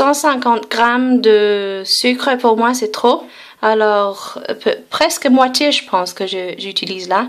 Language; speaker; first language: French; non-native, fluent; English